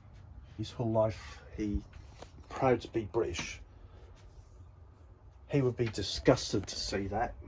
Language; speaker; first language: English; native; English